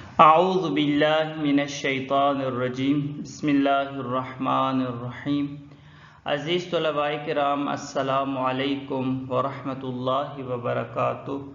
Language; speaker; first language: Urdu; non-native, local second language; Pashto